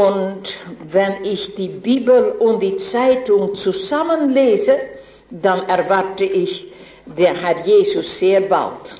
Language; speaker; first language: German; non-native, fluent; Dutch